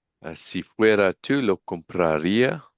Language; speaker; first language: Spanish; non-native, learner; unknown